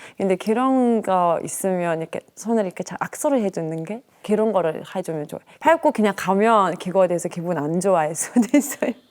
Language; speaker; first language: Korean; non-native, fluent; Mongolian